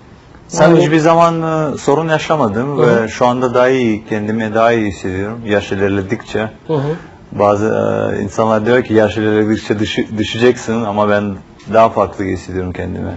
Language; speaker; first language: Turkish; non-native, fluent; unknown